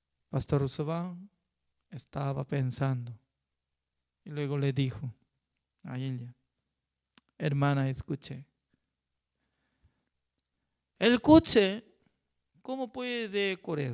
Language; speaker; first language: Spanish; non-native, fluent; Korean